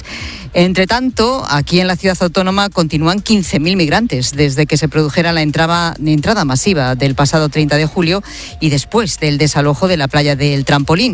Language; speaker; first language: Spanish; native; Spanish